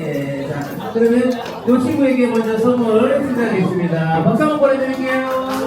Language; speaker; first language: Korean; native; Korean